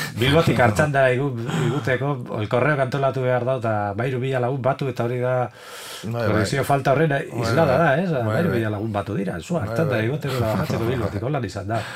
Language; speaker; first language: Basque; native; Basque